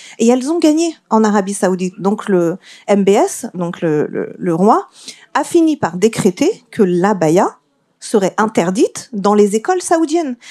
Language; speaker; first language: French; early bilingual, other home language; Persian